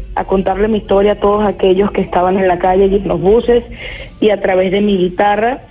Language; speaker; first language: Spanish; native; Spanish